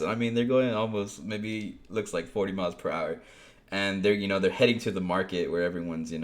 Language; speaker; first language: English; native; English